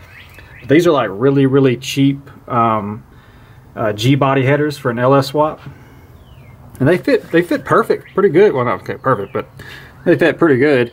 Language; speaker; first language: English; native; English